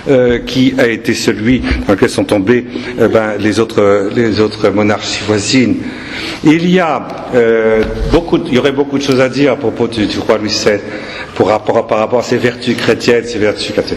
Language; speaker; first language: French; native; French